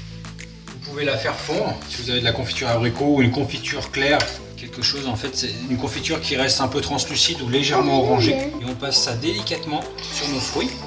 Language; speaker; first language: French; native; French